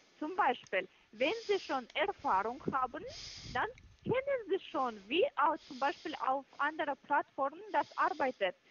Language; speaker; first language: German; non-native, fluent; Russian